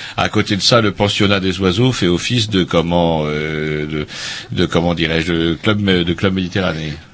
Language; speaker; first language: French; native; French